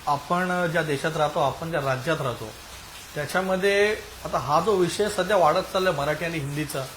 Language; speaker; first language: Marathi; native; Marathi